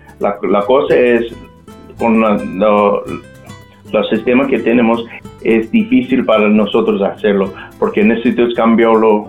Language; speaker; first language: Spanish; non-native, local second language; English